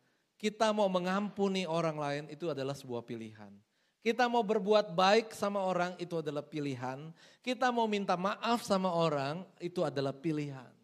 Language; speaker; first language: Indonesian; native; Indonesian